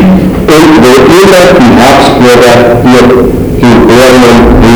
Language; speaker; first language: German; native; German